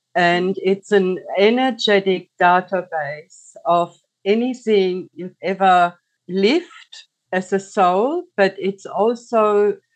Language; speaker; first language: English; non-native, fluent; German